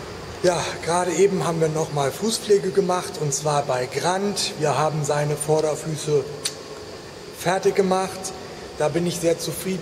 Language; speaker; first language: German; native; German